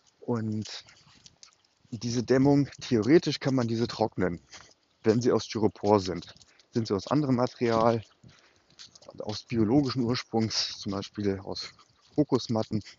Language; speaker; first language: German; native; German